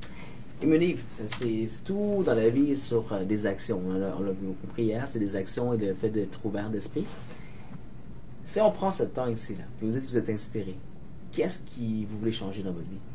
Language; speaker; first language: French; native; French